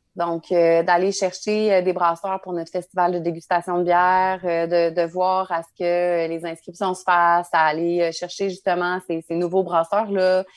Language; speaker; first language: French; native; French